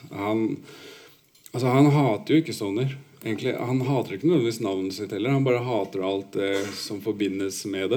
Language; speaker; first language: Norwegian; early bilingual, other home language; Urdu